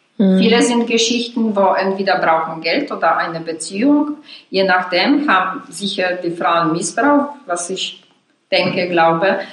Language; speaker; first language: German; non-native, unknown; Polish